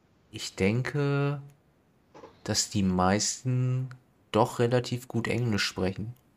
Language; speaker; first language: German; native; German